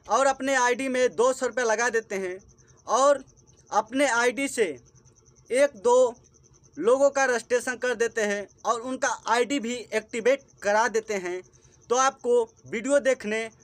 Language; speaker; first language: Hindi; native; Hindi